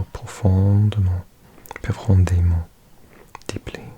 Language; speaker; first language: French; non-native, learner; English